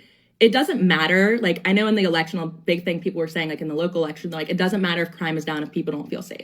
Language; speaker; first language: English; native; English